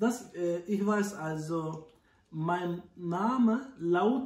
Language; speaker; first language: German; non-native, learner; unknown